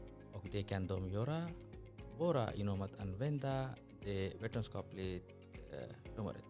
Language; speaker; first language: Swedish; non-native, fluent; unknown